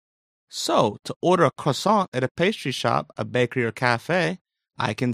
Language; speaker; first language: English; native; English